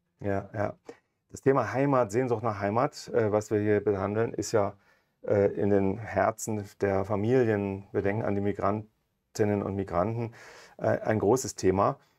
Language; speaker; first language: German; native; German